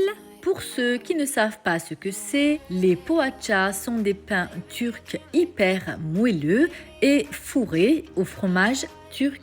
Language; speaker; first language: French; native; French